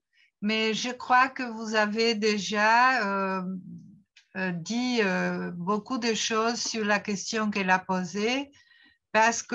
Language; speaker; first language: French; non-native, fluent; Portuguese